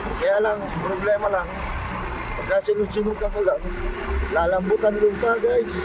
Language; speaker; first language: Filipino; non-native, local second language; Iloko